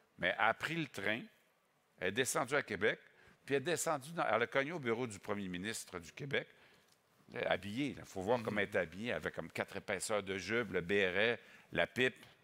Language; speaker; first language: French; native; French